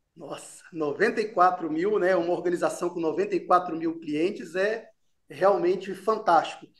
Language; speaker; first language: Portuguese; native; Portuguese